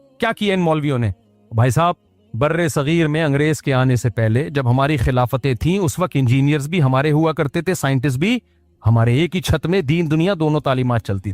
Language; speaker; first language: Urdu; native; Urdu